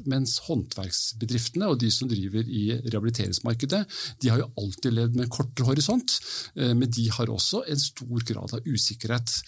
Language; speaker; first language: Norwegian; early bilingual, heritage; Norwegian